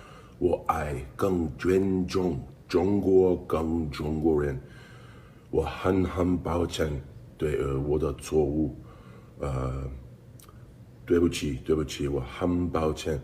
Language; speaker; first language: Chinese; non-native, learner; English